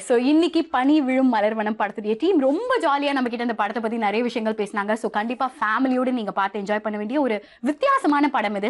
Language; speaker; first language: Tamil; native; Tamil